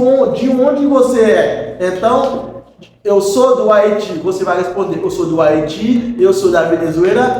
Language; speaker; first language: Portuguese; non-native, local second language; Haitian Creole